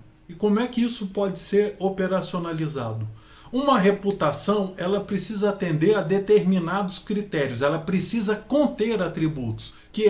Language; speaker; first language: Portuguese; native; Portuguese